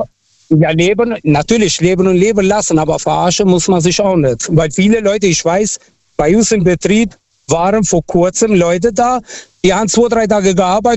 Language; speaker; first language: German; non-native, fluent; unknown